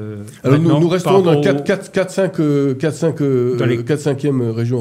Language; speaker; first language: French; native; French